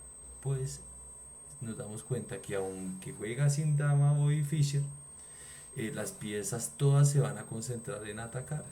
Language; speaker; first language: Spanish; native; Spanish